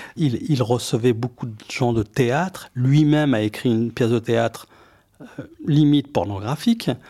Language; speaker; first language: French; early bilingual, other home language; Arabic